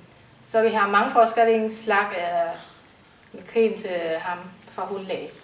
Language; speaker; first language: Danish; non-native, local second language; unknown